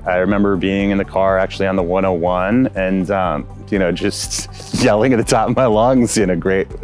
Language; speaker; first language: English; native; English